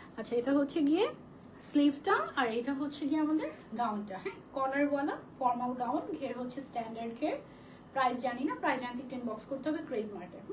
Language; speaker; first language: Bangla; native; Bangla